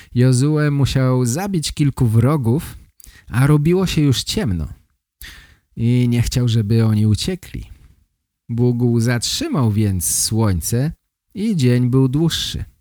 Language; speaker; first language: Polish; native; Polish